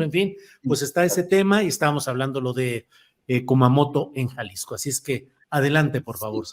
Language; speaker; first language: Spanish; native; Spanish